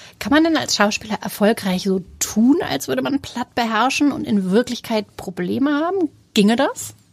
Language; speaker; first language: German; native; German